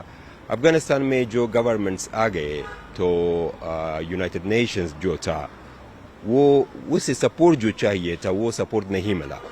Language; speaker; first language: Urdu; non-native, fluent; Pashto